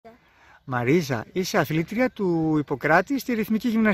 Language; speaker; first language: Greek; native; Greek